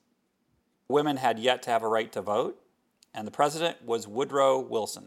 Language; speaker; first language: English; native; English